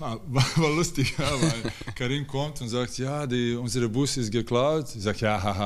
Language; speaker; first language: German; non-native, fluent; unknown